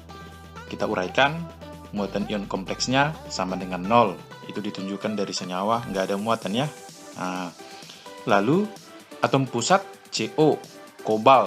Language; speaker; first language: Indonesian; native; Indonesian